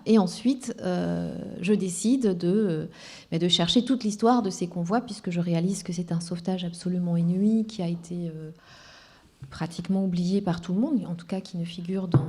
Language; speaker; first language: French; non-native, local second language; Kinyarwanda